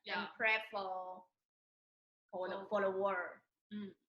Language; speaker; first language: English; non-native, learner; Chinese